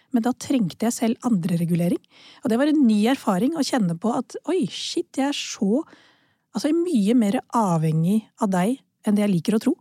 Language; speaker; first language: Norwegian; early bilingual, other home language; Urdu